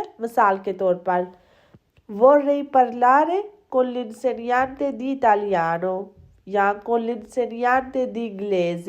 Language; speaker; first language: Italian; non-native, fluent; Urdu